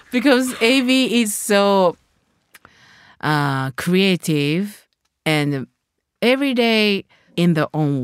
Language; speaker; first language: English; non-native, learner; Japanese